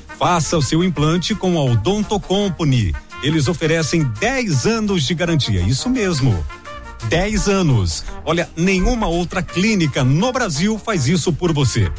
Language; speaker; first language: Portuguese; native; Portuguese